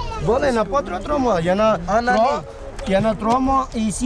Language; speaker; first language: French; non-native, learner; Romanian